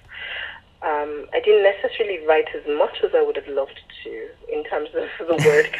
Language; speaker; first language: English; non-native, local second language; Yoruba